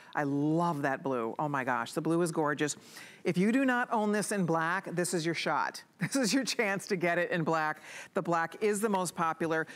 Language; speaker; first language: English; native; English